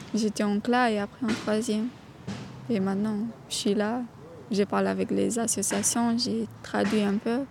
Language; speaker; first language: French; non-native, learner; Romanian